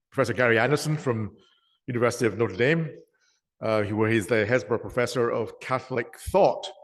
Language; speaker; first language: English; native; English